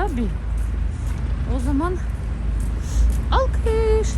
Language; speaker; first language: Turkish; non-native, learner; Russian